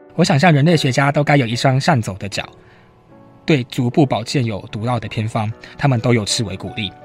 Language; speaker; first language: Chinese; native; Chinese